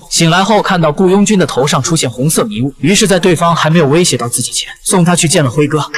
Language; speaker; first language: Chinese; native; Chinese